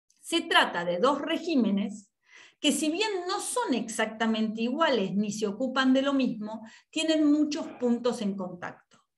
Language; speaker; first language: Spanish; native; Spanish